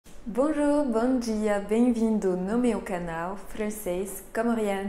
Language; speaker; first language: Portuguese; non-native, fluent; French